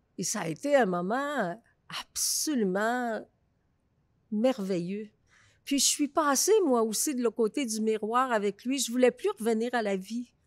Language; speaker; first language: French; native; French